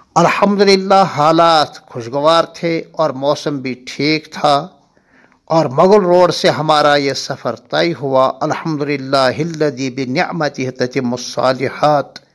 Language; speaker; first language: Urdu; non-native, local second language; Kashmiri